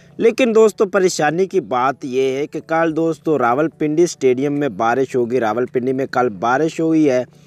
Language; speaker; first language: Urdu; native; Urdu